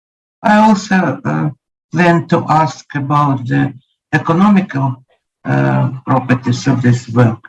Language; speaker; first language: English; non-native, learner; Ukrainian